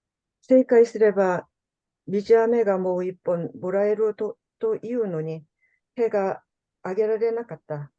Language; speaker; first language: Japanese; non-native, learner; Korean